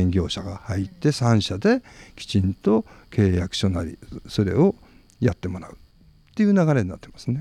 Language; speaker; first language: Japanese; native; Japanese